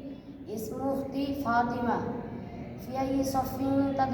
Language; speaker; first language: Arabic; non-native, learner; Bangla